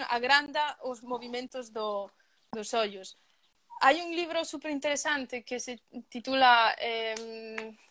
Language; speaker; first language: Galician; early bilingual, other home language; Spanish